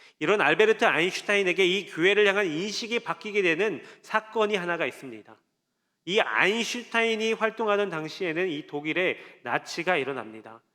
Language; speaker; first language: Korean; native; Korean